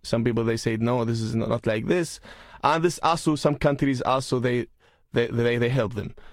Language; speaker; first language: English; non-native, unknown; Arabic